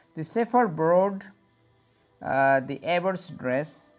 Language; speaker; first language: English; non-native, local second language; Nepali